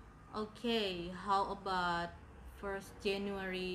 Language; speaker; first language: English; non-native, learner; Indonesian